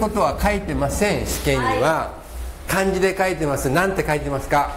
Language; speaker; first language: Japanese; native; Japanese